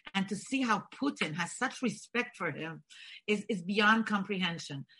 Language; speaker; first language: English; non-native, fluent; Bulgarian